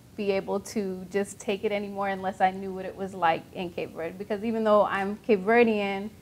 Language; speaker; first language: English; native; English